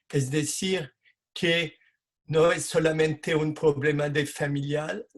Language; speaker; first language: Spanish; non-native, fluent; French